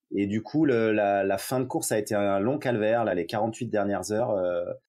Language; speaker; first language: French; native; French